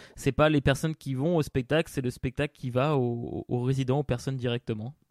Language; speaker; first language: French; native; French